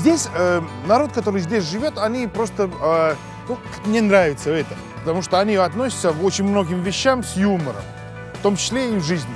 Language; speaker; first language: Russian; non-native, fluent; Finnish